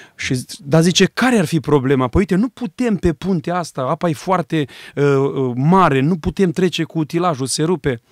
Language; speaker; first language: Romanian; native; Romanian